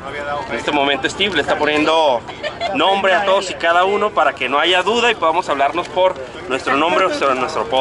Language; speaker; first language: Spanish; native; Spanish